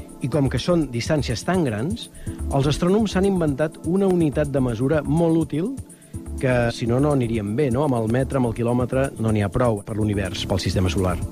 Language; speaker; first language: Catalan; native; Catalan